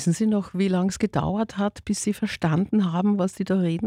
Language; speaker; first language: German; native; German